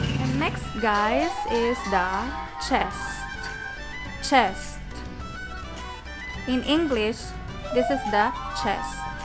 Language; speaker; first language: English; non-native, local second language; Filipino